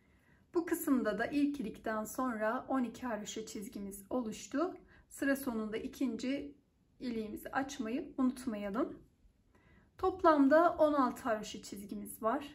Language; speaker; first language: Turkish; native; Turkish